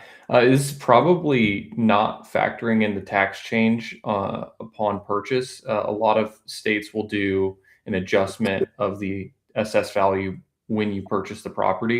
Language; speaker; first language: English; native; English